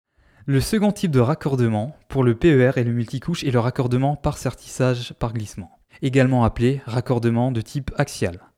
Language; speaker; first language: French; native; French